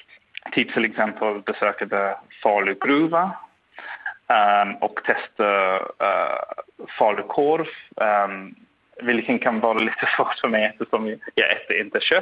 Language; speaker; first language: Swedish; non-native, fluent; English